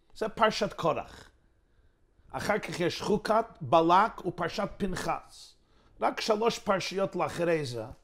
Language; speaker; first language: Hebrew; non-native, fluent; English